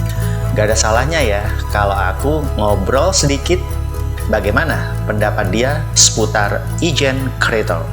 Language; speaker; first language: Indonesian; native; Indonesian